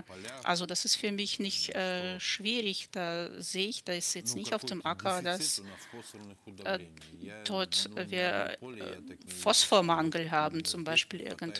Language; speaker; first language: German; non-native, fluent; Russian